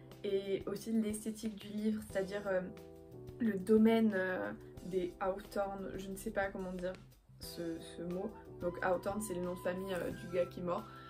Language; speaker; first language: French; native; French